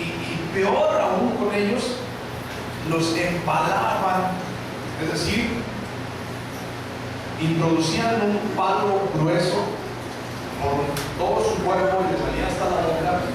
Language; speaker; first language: Spanish; native; Spanish